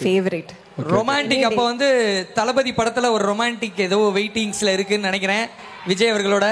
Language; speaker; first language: Tamil; native; Tamil